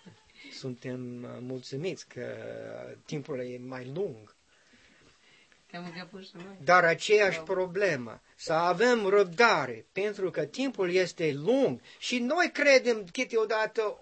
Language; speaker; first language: Romanian; non-native, learner; English